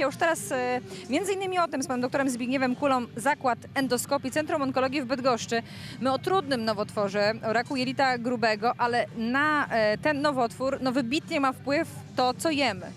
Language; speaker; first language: Polish; native; Polish